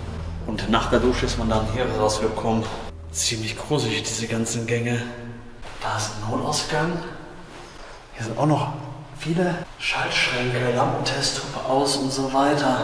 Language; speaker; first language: German; native; German